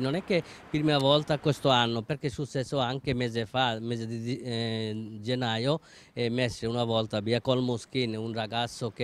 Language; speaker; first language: Italian; non-native, learner; Bangla